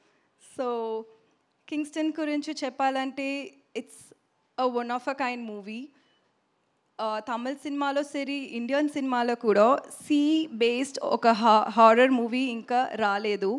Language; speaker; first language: Telugu; non-native, learner; Tamil